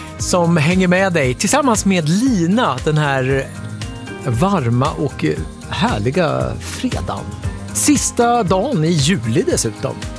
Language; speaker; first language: Swedish; native; Swedish